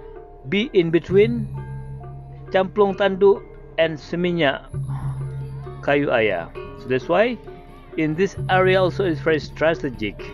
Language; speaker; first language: English; non-native, learner; Indonesian